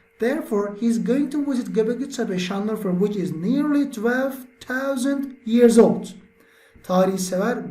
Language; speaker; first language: English; non-native, fluent; Turkish